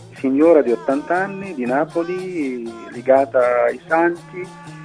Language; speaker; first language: Italian; non-native, fluent; Arabic